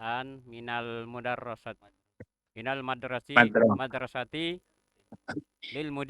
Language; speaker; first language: Arabic; non-native, learner; Indonesian